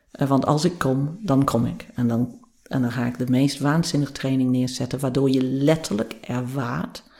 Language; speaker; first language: Dutch; non-native, fluent; English